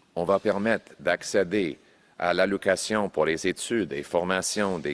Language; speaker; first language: French; non-native, local second language; English